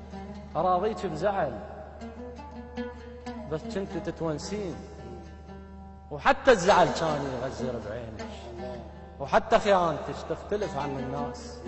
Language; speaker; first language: Arabic; native; Arabic